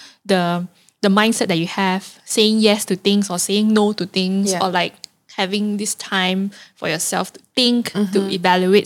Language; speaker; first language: English; non-native, local second language; Cantonese